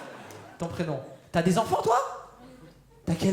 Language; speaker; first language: French; native; French